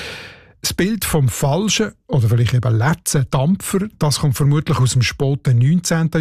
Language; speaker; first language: German; native; German